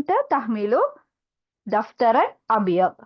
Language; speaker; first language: Arabic; non-native, fluent; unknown